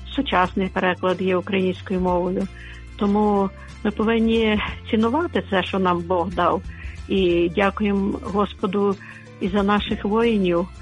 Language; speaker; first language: Ukrainian; native; Ukrainian